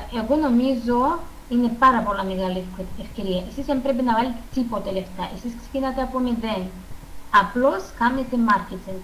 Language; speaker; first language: Greek; non-native, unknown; Russian